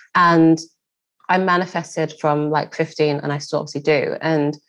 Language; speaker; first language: English; native; English